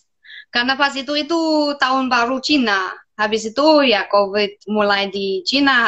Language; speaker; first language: Indonesian; non-native, fluent; English